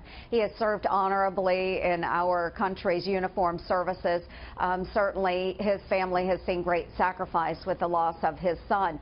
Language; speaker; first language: English; native; English